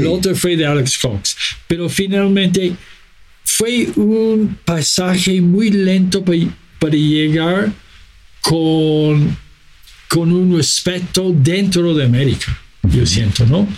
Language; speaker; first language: Spanish; non-native, fluent; English